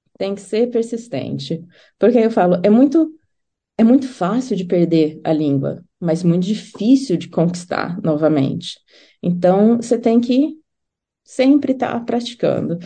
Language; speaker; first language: Portuguese; native; Portuguese